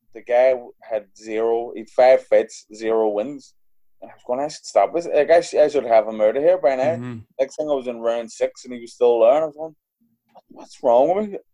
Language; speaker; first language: English; native; English